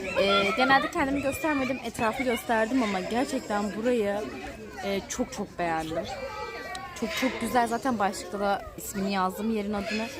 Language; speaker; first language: Turkish; native; Turkish